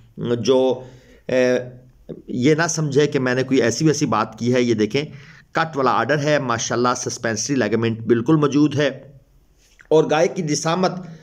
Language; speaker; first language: Urdu; non-native, local second language; Punjabi